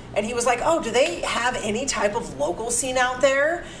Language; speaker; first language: English; native; English